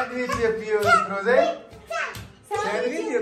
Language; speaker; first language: Turkish; non-native, learner; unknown